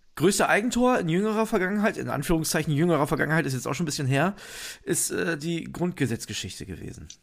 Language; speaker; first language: German; native; German